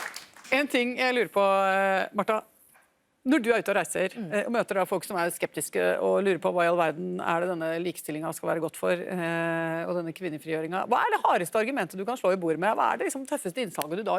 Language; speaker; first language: Norwegian; native; Norwegian